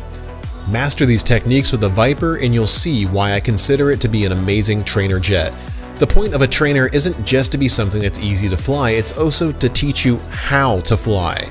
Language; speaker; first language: English; native; English